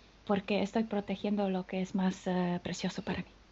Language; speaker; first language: Spanish; non-native, fluent; French